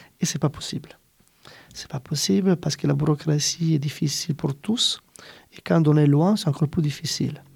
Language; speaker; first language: French; non-native, fluent; Italian